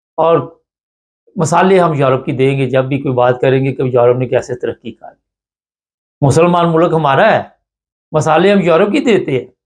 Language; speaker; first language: Urdu; non-native, local second language; Punjabi